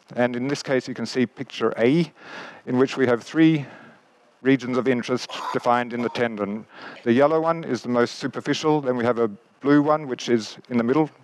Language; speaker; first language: English; native; English